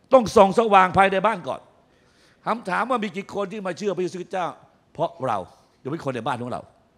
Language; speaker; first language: Thai; native; Thai